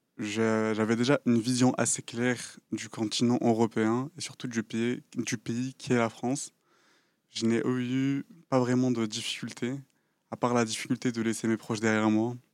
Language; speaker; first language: French; non-native, local second language; Kabyle